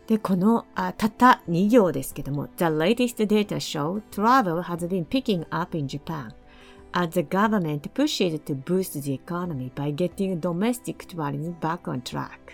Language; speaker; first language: English; non-native, fluent; Japanese